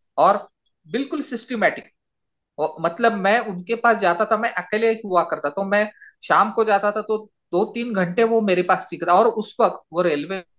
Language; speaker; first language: Hindi; non-native, local second language; Marathi